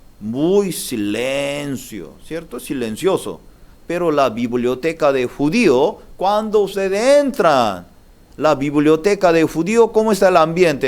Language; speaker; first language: Spanish; non-native, learner; Korean